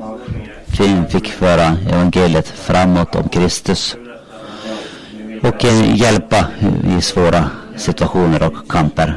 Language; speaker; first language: Swedish; non-native, local second language; Finnish